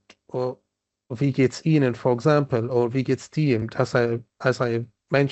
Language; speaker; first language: German; non-native, fluent; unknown